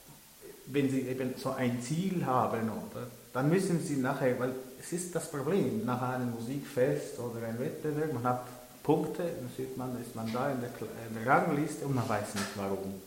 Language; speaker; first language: German; non-native, local second language; French